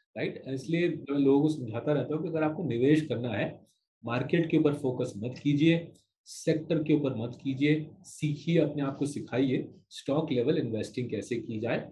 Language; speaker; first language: Hindi; non-native, local second language; Bangla